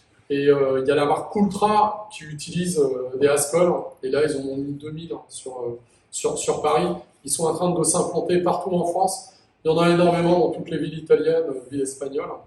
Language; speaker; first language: French; native; French